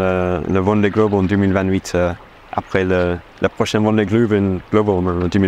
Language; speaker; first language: French; non-native, fluent; English